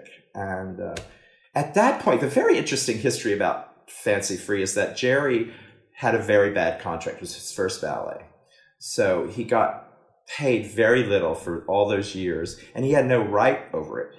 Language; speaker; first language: English; native; English